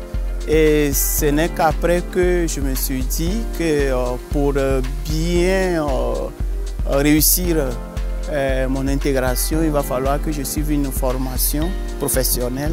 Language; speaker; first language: French; non-native, local second language; Ewe